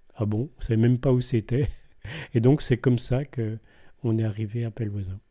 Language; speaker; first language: French; native; French